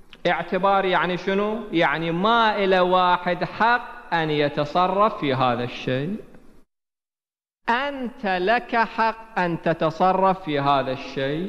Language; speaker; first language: Arabic; native; Arabic